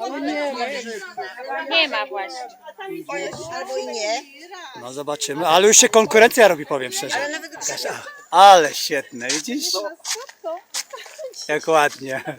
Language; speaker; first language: Polish; native; Polish